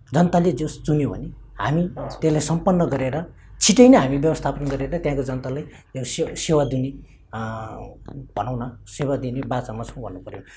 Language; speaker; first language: Nepali; non-native, local second language; Eastern Tamang